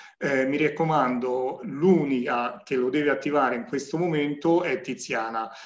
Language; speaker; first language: Italian; native; Italian